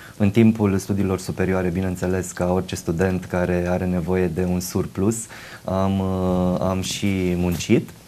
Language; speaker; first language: Romanian; native; Romanian